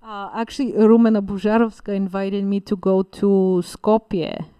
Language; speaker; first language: English; non-native, fluent; Bulgarian